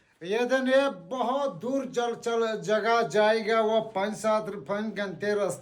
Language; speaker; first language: Hindi; non-native, local second language; Pashto